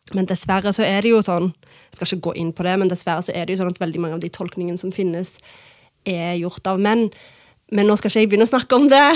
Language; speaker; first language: Norwegian; early bilingual, other home language; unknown